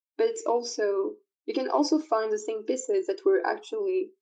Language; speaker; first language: English; non-native, fluent; French